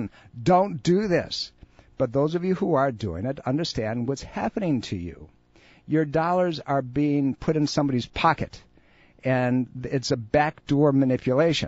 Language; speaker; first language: English; native; English